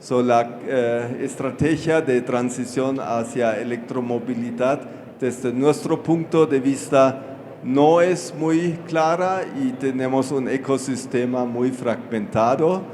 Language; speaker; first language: Spanish; non-native, fluent; German